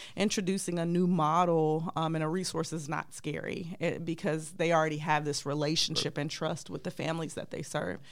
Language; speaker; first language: English; native; English